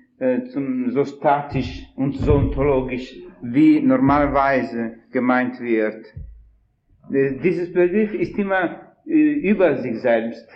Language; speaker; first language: German; non-native, fluent; Italian